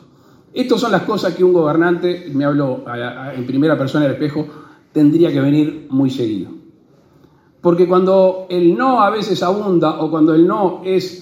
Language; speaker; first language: Spanish; native; Spanish